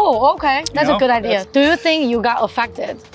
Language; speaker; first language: English; non-native, fluent; Chinese